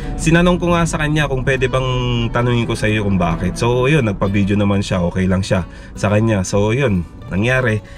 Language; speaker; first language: Filipino; native; Filipino